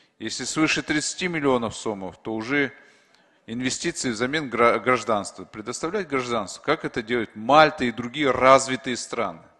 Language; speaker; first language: Russian; non-native, local second language; Kyrgyz